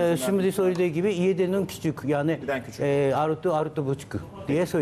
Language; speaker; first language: Turkish; non-native, learner; Japanese